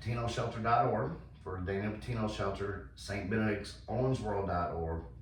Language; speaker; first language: English; native; English